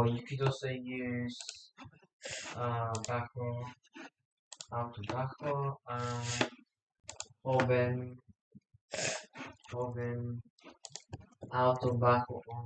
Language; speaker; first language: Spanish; non-native, learner; English